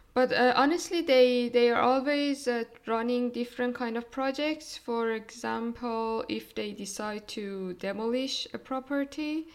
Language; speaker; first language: English; non-native, fluent; Persian